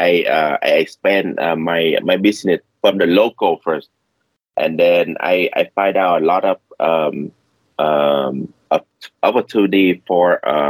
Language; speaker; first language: English; non-native, learner; Vietnamese